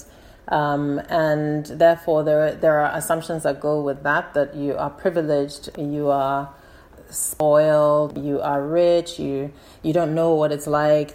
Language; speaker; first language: English; native; English